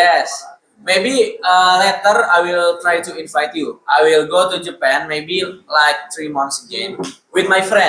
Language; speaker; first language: English; non-native, learner; Indonesian